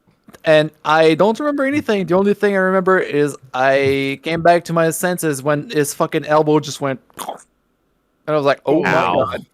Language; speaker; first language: English; native; English